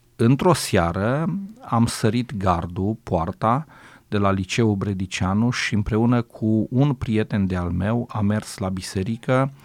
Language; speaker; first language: Romanian; native; Romanian